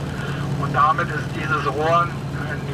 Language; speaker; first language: German; native; German